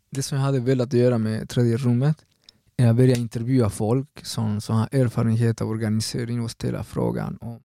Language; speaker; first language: Swedish; non-native, fluent; Spanish